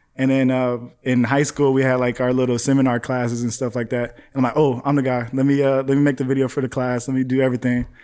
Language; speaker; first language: English; native; English